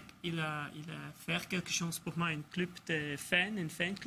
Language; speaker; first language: French; non-native, local second language; German